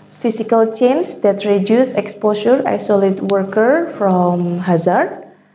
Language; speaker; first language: English; non-native, fluent; Indonesian